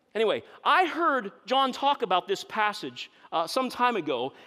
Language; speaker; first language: English; native; English